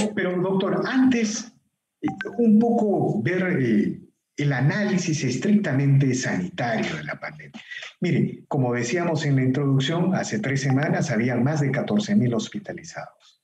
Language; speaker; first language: Spanish; native; Spanish